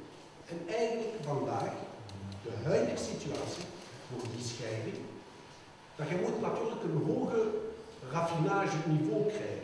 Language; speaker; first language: Dutch; non-native, local second language; French